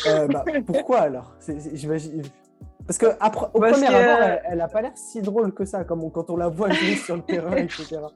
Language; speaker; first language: French; native; French